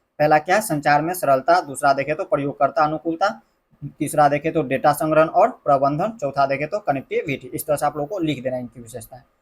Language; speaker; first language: Hindi; native; Hindi